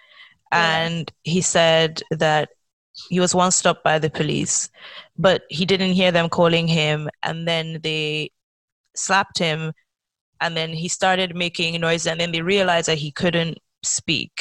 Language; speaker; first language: English; non-native, local second language; Yoruba